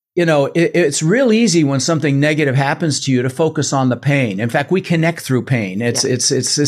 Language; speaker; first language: English; early bilingual, other home language; Dutch